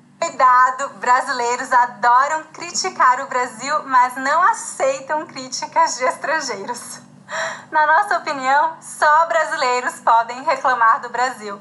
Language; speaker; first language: Portuguese; native; Portuguese